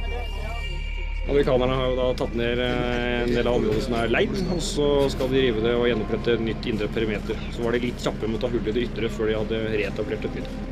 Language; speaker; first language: Norwegian; native; Norwegian